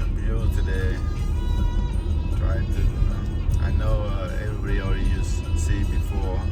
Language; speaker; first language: English; non-native, learner; Khmer